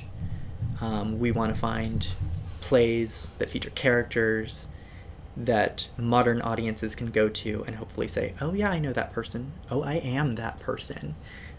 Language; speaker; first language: English; native; English